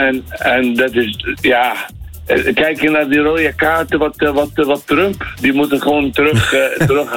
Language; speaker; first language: Dutch; non-native, fluent; Arabic